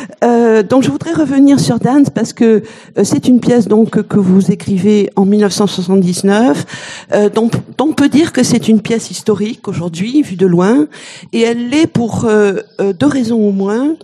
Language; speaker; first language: French; native; French